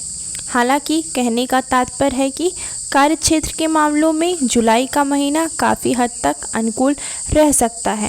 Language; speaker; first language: Hindi; native; Hindi